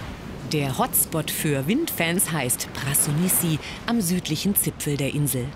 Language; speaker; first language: German; native; German